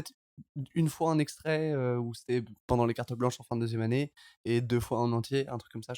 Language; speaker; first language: French; native; French